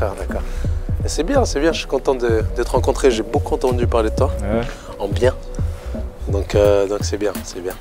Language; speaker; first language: French; native; French